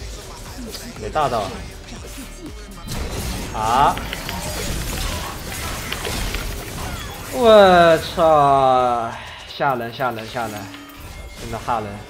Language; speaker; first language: Chinese; native; Chinese